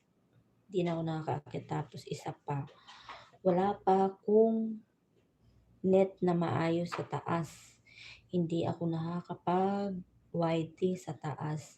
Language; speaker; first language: Filipino; non-native, local second language; Bikol